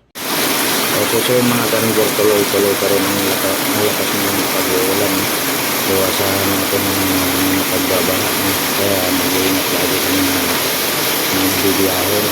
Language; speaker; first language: Filipino; native; Filipino